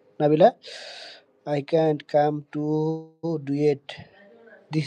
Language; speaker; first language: English; non-native, learner; Bangla